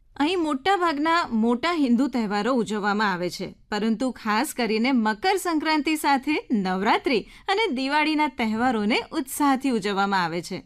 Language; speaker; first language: Gujarati; native; Gujarati